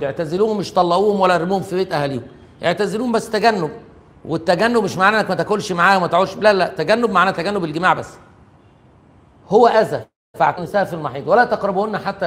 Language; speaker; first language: Arabic; native; Arabic